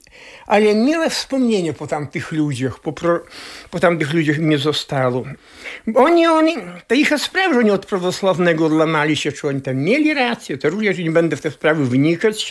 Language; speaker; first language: Polish; non-native, local second language; Belarusian